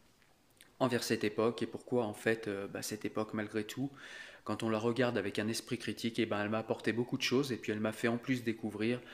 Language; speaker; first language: French; native; French